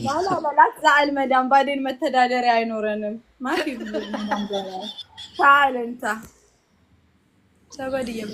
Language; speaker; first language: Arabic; non-native, learner; Amharic